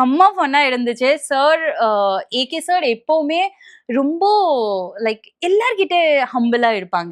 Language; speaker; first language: Tamil; non-native, local second language; Bangla